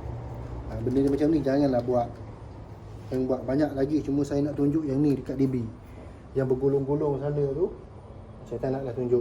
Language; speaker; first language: Malay; native; Malay